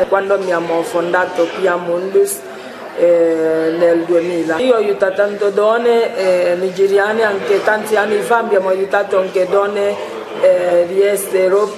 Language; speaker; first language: Italian; non-native, fluent; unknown